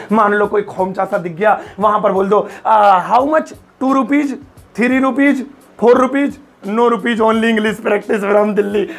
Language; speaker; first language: Hindi; native; Hindi